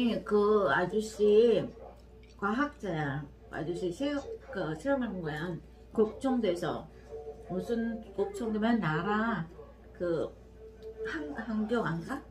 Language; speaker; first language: Korean; non-native, learner; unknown